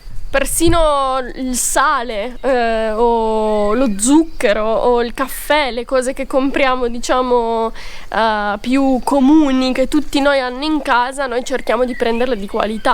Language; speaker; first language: Italian; non-native, fluent; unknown